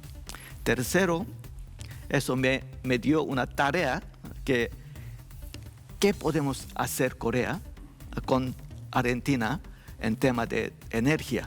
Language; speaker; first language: Spanish; non-native, learner; Korean